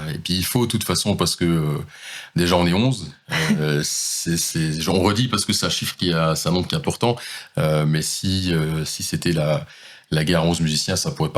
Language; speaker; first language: French; native; French